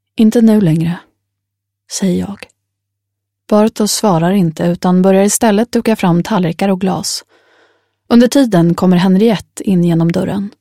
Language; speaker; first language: Swedish; native; Swedish